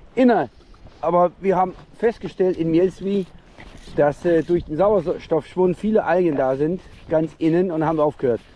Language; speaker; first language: German; non-native, fluent; Danish